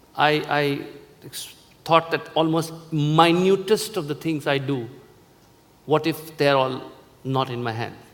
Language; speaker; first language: English; non-native, local second language; Hindi